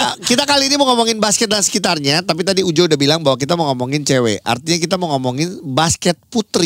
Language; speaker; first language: Indonesian; native; Indonesian